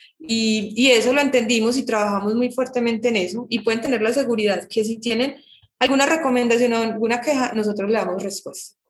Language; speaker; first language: Spanish; native; Spanish